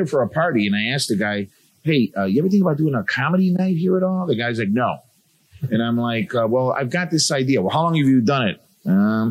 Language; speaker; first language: English; native; English